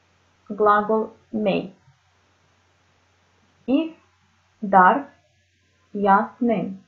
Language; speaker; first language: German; non-native, fluent; Serbian